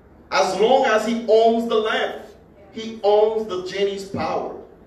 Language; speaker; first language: English; non-native, fluent; Haitian Creole